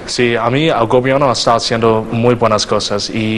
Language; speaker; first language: Spanish; non-native, learner; English